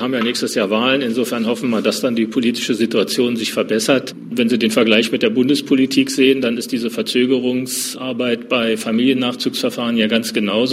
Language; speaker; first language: German; native; German